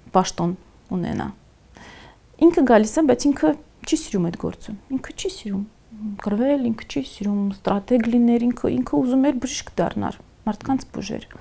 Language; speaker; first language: Armenian; native; Armenian